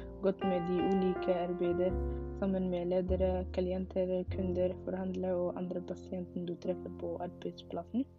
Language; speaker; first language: Norwegian; non-native, learner; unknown